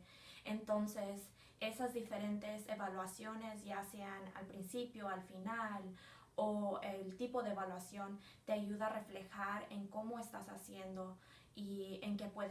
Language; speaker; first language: Spanish; early bilingual, heritage; Spanish